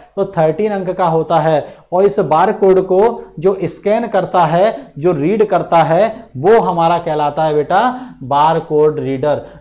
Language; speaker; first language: Hindi; native; Hindi